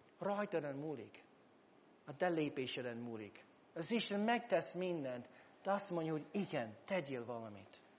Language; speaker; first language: Hungarian; non-native, fluent; English